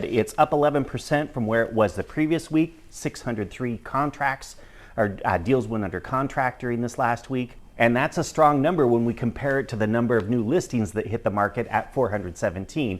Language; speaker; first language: English; native; English